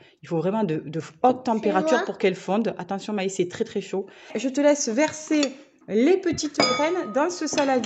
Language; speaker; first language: French; native; French